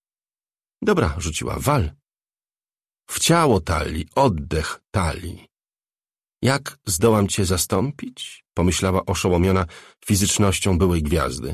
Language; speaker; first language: Polish; native; Polish